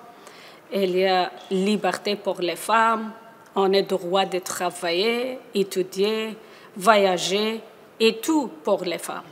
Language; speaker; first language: French; non-native, learner; Persian